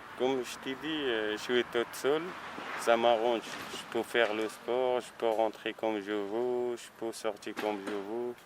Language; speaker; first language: French; non-native, learner; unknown